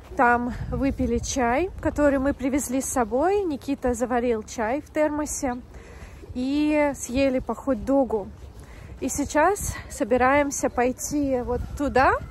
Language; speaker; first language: Russian; native; Russian